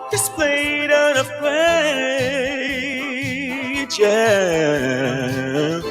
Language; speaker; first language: English; native; English